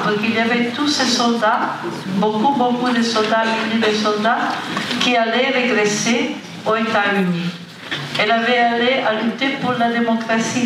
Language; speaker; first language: French; non-native, fluent; Italian